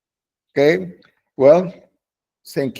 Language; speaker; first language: English; non-native, learner; Spanish